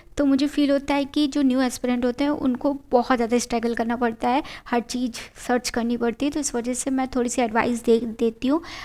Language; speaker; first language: Hindi; native; Hindi